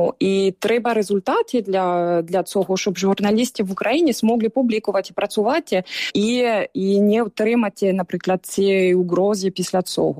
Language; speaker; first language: Ukrainian; non-native, fluent; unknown